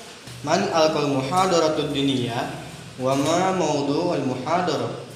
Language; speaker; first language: Arabic; non-native, learner; Indonesian